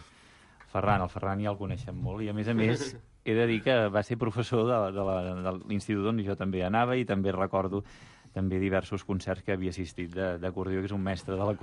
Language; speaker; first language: Catalan; native; Catalan